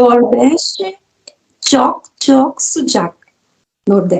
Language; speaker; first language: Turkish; non-native, learner; Portuguese